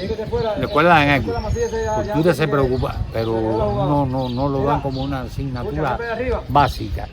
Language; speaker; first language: Spanish; native; Spanish